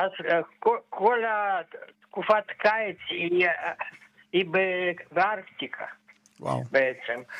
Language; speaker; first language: Hebrew; non-native, fluent; Russian